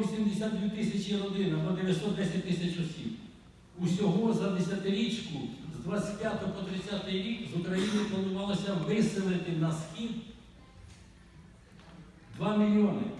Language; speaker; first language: Ukrainian; native; Ukrainian